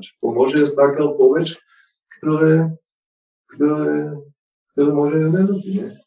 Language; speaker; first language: Polish; non-native, learner; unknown